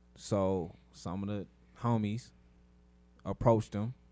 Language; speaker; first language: English; native; English